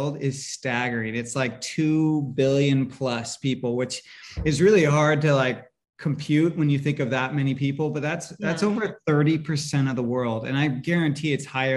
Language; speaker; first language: English; native; English